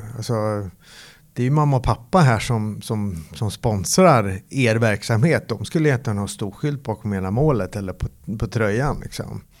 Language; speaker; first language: Swedish; native; Swedish